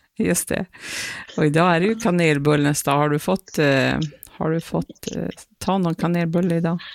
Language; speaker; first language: Swedish; native; Swedish